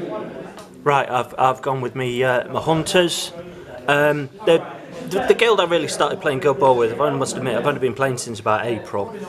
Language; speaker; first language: English; native; English